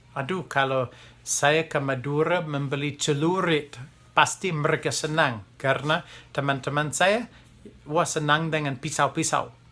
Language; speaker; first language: Indonesian; non-native, fluent; English